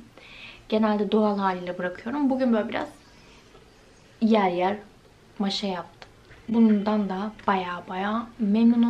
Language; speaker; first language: Turkish; native; Turkish